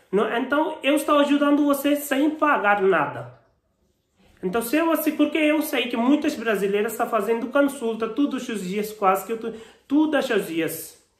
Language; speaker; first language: Portuguese; non-native, learner; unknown